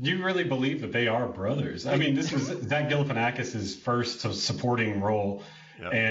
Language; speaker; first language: English; native; English